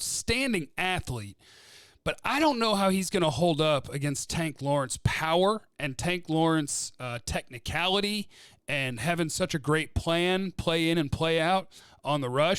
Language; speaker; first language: English; native; English